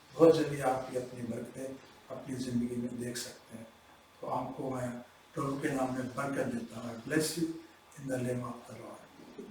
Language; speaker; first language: Hindi; non-native, local second language; Punjabi